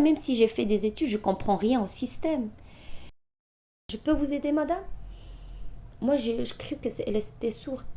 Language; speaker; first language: French; non-native, fluent; Arabic